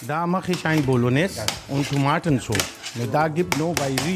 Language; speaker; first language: German; non-native, learner; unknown